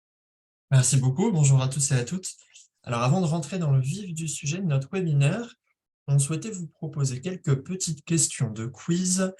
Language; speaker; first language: French; native; French